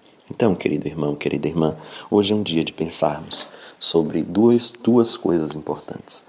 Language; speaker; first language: Portuguese; native; Portuguese